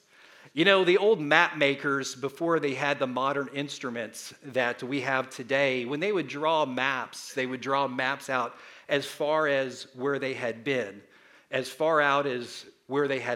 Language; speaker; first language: English; native; English